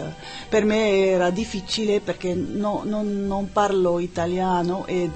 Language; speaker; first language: Italian; non-native, learner; German